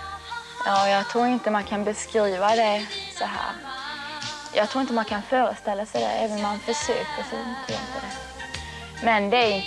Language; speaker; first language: Swedish; native; Swedish